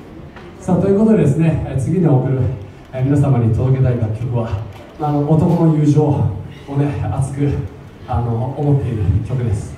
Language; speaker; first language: Japanese; native; Japanese